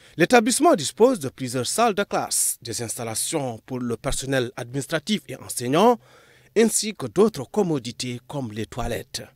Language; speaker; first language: French; non-native, local second language; Arabic